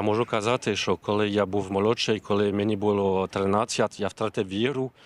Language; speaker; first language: Ukrainian; non-native, learner; French